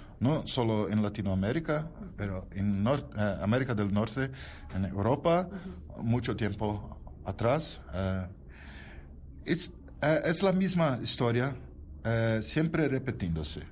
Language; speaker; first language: Spanish; non-native, learner; Portuguese